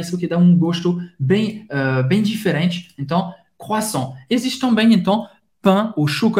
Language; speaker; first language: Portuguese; non-native, fluent; French